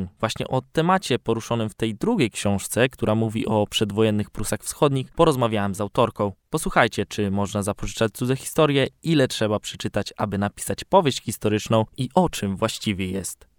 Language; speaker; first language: Polish; native; Polish